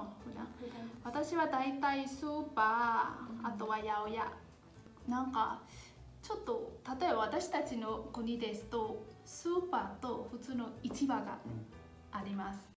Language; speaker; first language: Japanese; non-native, fluent; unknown